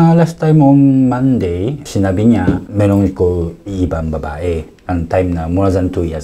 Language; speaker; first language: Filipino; non-native, learner; Japanese